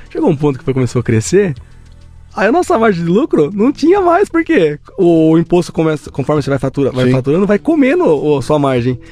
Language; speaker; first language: Portuguese; native; Portuguese